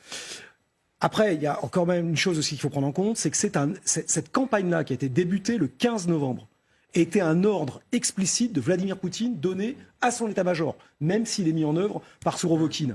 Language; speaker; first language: French; native; French